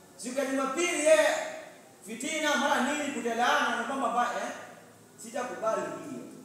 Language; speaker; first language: Swahili; non-native, local second language; Luo (Kenya and Tanzania)